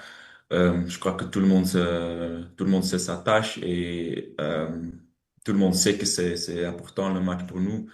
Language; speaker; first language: French; native; French